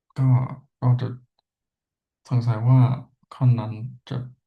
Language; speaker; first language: Thai; non-native, learner; English